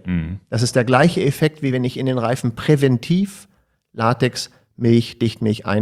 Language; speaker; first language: German; native; German